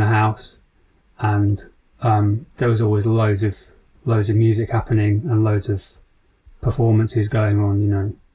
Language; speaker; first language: English; native; English